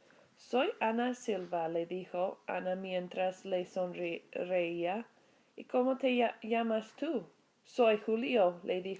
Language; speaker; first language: Spanish; non-native, fluent; English